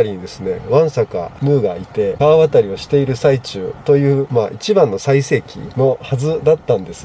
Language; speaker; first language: Japanese; native; Japanese